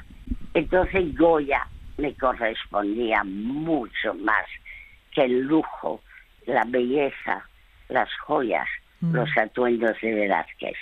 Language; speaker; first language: Spanish; early bilingual, other home language; French